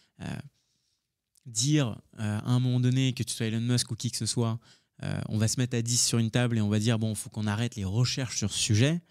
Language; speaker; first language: French; early bilingual, other home language; Hindi